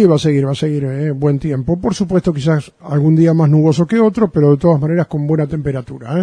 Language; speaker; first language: Spanish; native; Spanish